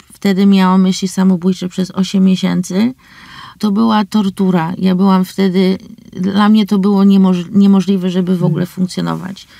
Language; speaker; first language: Polish; early bilingual, heritage; English